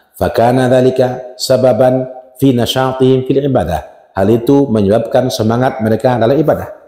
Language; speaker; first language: Malay; non-native, local second language; Minangkabau